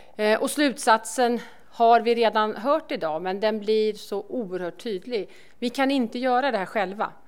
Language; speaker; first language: Swedish; native; Swedish